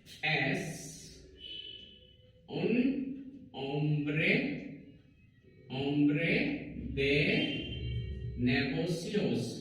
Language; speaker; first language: Spanish; non-native, learner; Hindi